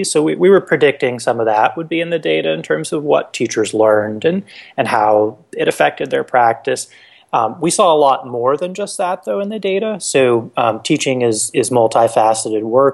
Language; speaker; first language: English; native; English